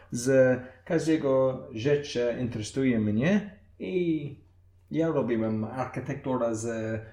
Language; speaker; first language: Polish; non-native, learner; English